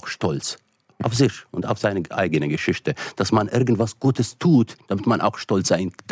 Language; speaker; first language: German; non-native, fluent; Arabic